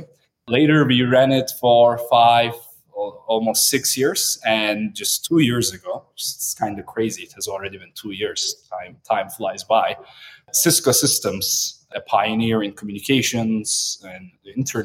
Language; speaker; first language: English; non-native, fluent; Turkish